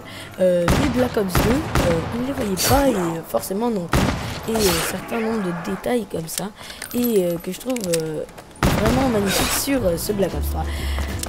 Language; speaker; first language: French; native; French